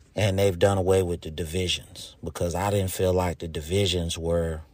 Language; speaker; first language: English; native; English